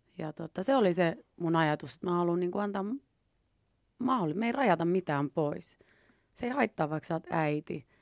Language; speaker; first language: Finnish; native; Finnish